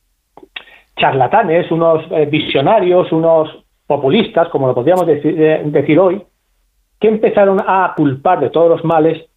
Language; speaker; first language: Spanish; native; Spanish